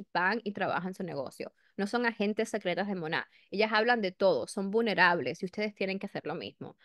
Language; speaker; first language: Spanish; early bilingual, heritage; Spanish